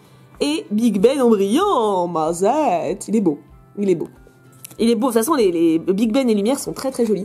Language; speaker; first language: French; native; French